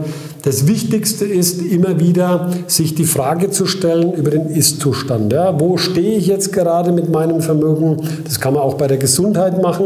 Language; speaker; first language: German; native; German